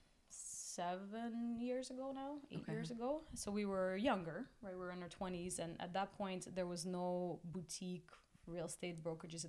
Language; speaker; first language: English; non-native, fluent; Russian